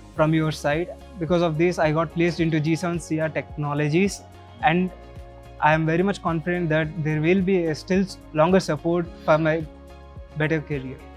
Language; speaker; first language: English; non-native, local second language; Telugu